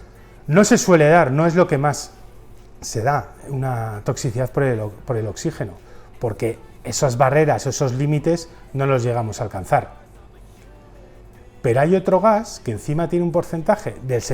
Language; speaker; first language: Spanish; native; Spanish